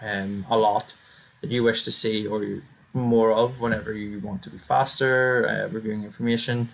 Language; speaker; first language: English; native; English